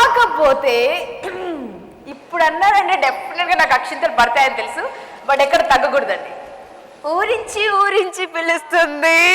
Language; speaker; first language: Telugu; native; Telugu